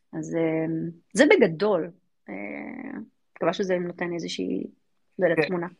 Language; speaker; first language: Hebrew; early bilingual, other home language; English